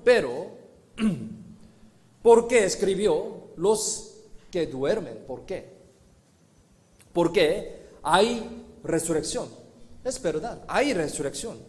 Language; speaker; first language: Spanish; non-native, fluent; Korean